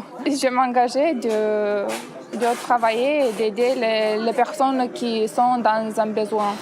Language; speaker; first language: French; non-native, learner; Romanian